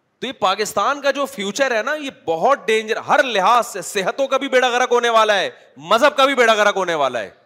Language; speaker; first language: Urdu; native; Urdu